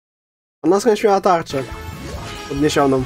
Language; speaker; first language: Polish; native; Polish